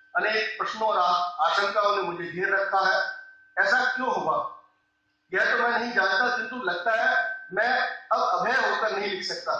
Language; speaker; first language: Hindi; non-native, local second language; Rajasthani